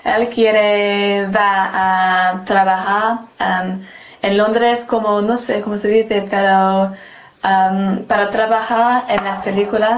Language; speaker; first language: Spanish; non-native, learner; English